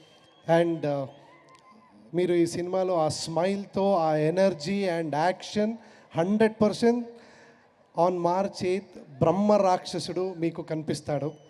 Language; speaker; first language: Telugu; non-native, learner; Kannada